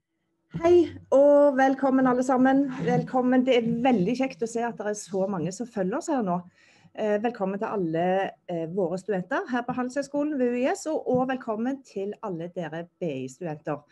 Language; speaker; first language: Norwegian; native; Norwegian